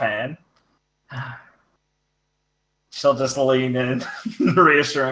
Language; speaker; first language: English; native; English